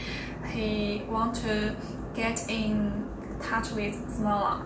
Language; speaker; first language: English; non-native, learner; Chinese